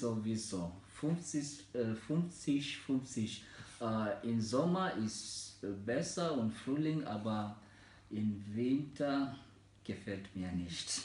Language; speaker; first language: German; non-native, learner; Swahili